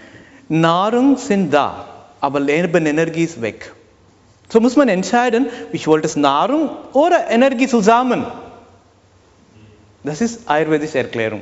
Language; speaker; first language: German; non-native, learner; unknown